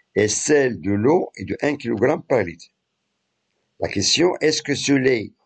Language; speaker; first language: French; non-native, local second language; Arabic